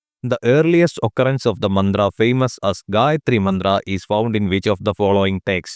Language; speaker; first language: English; non-native, local second language; Malayalam